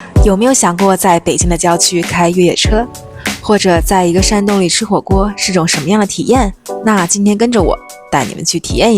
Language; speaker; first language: Chinese; native; Chinese